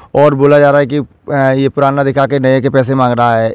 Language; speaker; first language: Hindi; native; Hindi